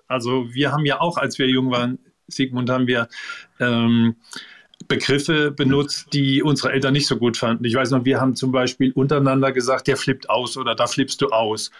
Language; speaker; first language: German; native; German